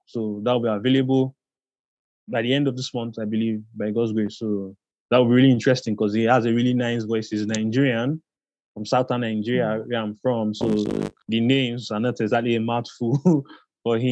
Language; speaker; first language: English; non-native, local second language; Igbo